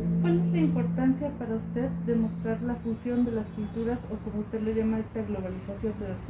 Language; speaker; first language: Spanish; native; Spanish